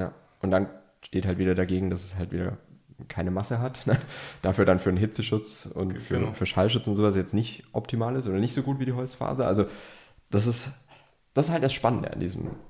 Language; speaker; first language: German; native; German